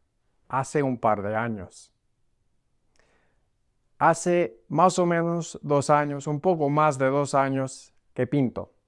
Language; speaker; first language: Spanish; non-native, fluent; English